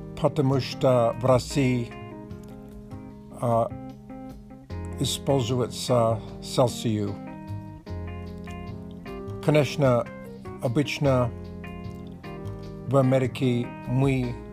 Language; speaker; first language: Russian; non-native, learner; English